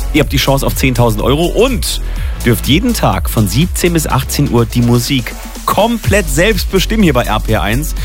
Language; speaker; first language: German; native; German